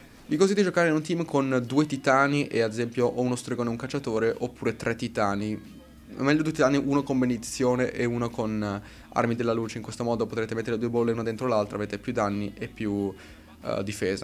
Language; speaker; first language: Italian; native; Italian